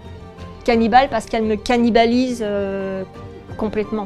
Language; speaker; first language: French; native; French